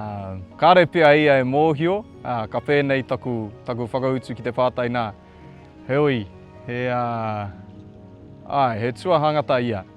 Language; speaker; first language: Māori; non-native, local second language; English